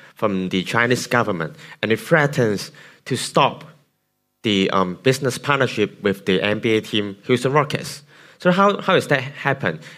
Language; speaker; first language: English; non-native, local second language; Cantonese